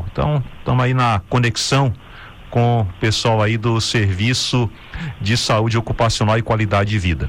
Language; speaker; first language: Portuguese; native; Portuguese